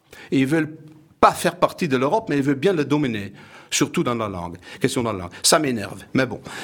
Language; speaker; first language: French; non-native, fluent; Dutch